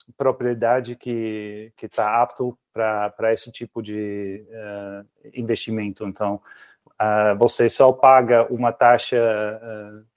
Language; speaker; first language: Portuguese; non-native, fluent; Dutch